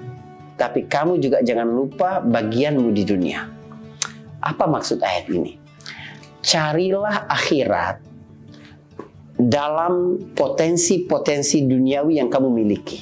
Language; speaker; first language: Indonesian; native; Indonesian